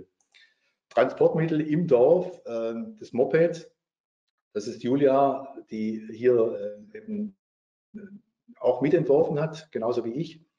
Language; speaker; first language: German; native; German